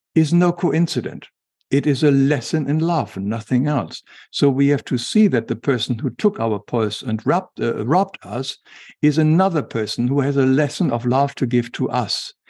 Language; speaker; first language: English; non-native, fluent; German